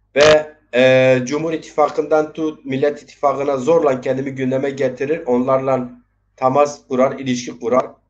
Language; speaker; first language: Turkish; non-native, local second language; Zaza